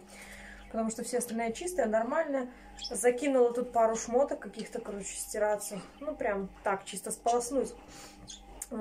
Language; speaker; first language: Russian; native; Russian